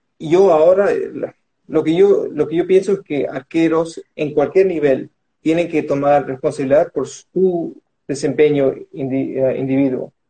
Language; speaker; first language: Spanish; early bilingual, heritage; Spanish